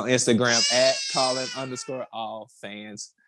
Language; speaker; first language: English; native; English